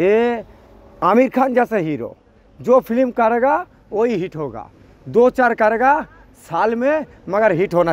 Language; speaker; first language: Hindi; non-native, local second language; Bangla